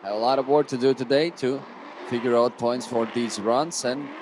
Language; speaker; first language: English; non-native, fluent; Latvian